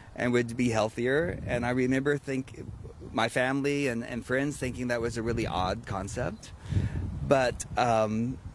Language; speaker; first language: English; native; English